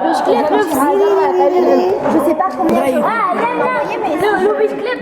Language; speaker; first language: French; native; French